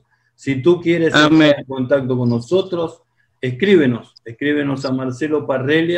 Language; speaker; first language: Spanish; non-native, fluent; Portuguese